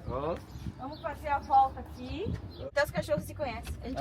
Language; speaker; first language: Portuguese; native; Portuguese